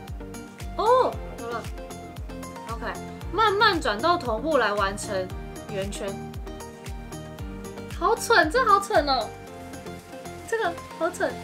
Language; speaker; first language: Chinese; native; Chinese